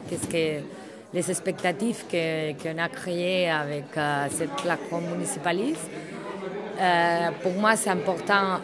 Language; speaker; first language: French; non-native, learner; Spanish